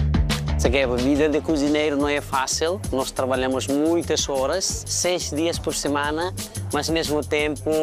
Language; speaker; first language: Portuguese; non-native, learner; Nepali